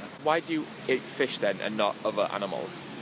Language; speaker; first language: English; native; English